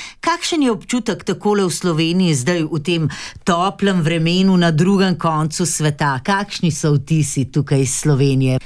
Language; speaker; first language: Slovenian; native; Slovenian